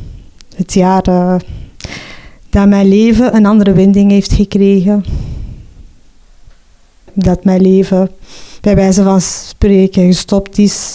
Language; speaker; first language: Dutch; non-native, local second language; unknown